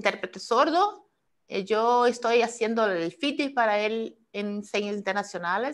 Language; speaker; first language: Spanish; non-native, fluent; Portuguese